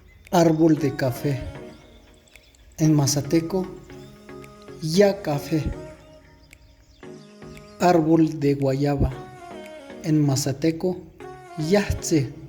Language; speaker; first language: Spanish; non-native, local second language; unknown